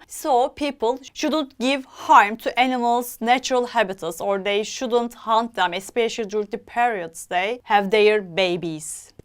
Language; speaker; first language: English; non-native, fluent; Turkish